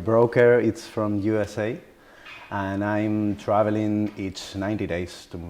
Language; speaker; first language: English; non-native, learner; Spanish